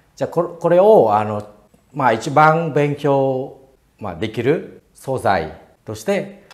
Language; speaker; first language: Japanese; non-native, fluent; Khmer